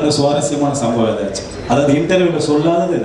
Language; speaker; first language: Tamil; native; Tamil